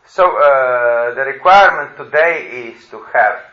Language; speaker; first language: English; non-native, fluent; Slovenian